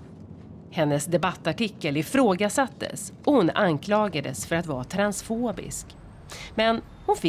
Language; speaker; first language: Swedish; native; Swedish